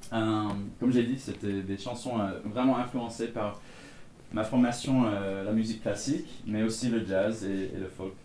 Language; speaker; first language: French; non-native, fluent; English